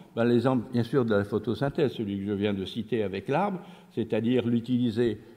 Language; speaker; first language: French; native; French